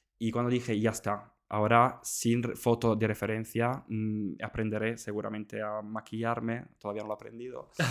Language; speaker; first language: Spanish; non-native, fluent; Italian